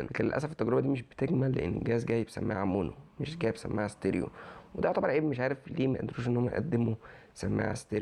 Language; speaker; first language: Arabic; native; Arabic